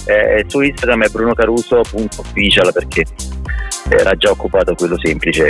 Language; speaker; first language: Italian; native; Italian